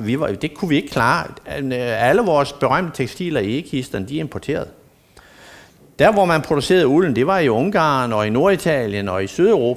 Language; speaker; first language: Danish; native; Danish